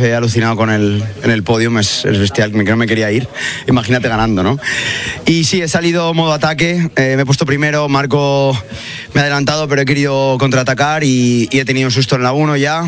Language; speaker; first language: Spanish; native; Spanish